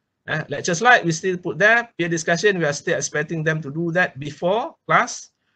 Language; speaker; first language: English; non-native, local second language; Malay